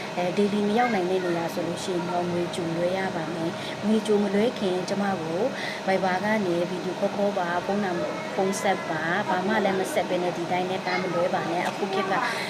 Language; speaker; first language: Burmese; native; Burmese